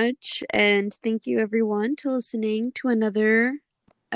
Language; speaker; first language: English; native; English